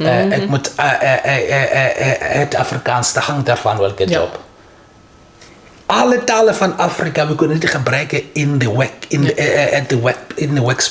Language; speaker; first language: Dutch; non-native, learner; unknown